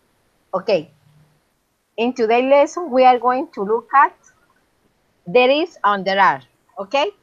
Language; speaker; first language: English; non-native, learner; Spanish